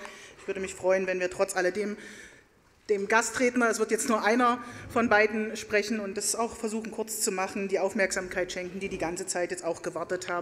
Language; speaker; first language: German; native; German